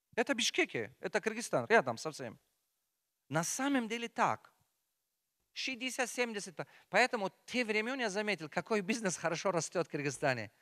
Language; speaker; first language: Russian; non-native, local second language; Tajik